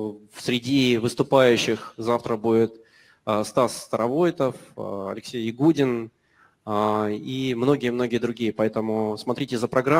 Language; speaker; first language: Russian; native; Russian